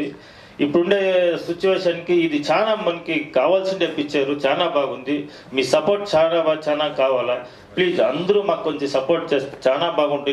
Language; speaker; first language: Telugu; non-native, local second language; Kannada